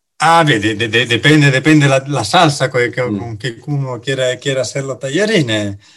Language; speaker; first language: Spanish; non-native, fluent; Italian